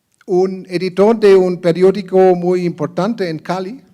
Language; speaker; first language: Spanish; non-native, fluent; German